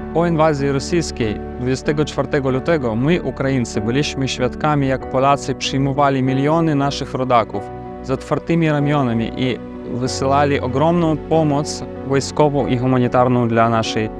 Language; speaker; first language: Polish; non-native, fluent; Ukrainian